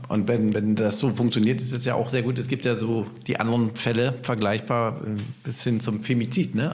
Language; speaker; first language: German; native; German